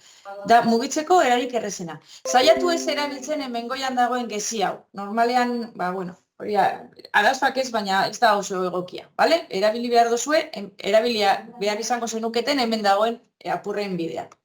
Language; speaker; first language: Basque; native; Basque